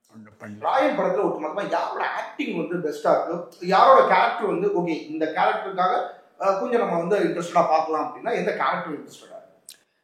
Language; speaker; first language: Tamil; native; Tamil